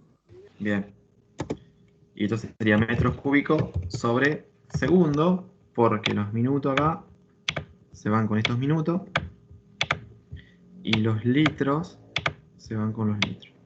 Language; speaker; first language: Spanish; native; Spanish